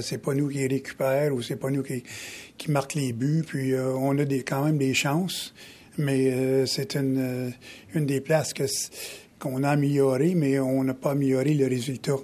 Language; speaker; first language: French; native; French